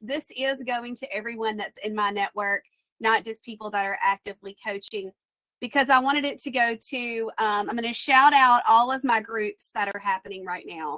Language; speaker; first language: English; native; English